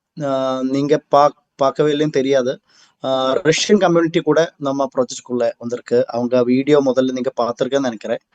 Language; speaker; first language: Tamil; non-native, learner; Malayalam